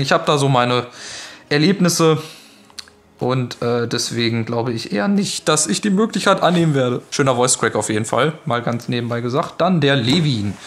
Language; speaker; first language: German; native; German